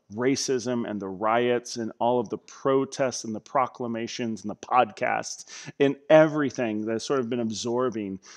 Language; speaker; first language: English; native; English